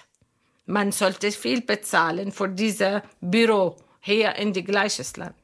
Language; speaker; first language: German; non-native, fluent; Arabic